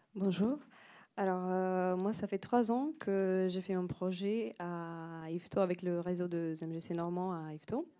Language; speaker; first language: French; non-native, fluent; Slovenian